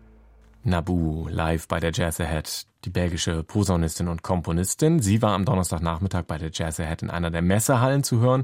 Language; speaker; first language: German; native; German